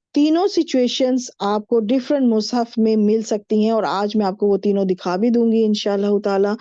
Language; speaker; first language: Urdu; native; Urdu